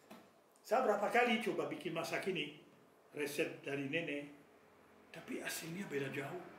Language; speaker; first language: Indonesian; non-native, fluent; French